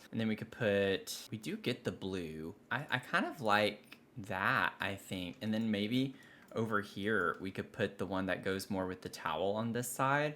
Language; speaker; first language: English; native; English